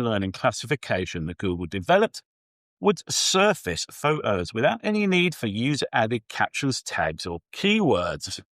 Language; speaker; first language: English; native; English